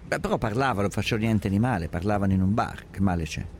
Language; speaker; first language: Italian; native; Italian